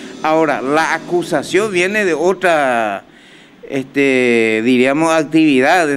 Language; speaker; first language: Spanish; native; Spanish